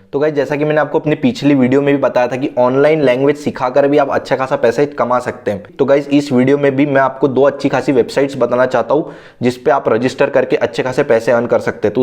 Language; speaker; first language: Hindi; non-native, local second language; Marathi